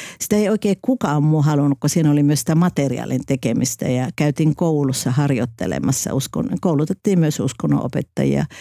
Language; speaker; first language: Finnish; native; Finnish